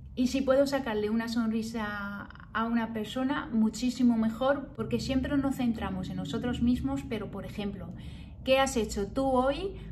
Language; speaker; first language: Spanish; early bilingual, heritage; Spanish